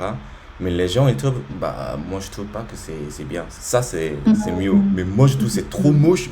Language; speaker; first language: French; native; French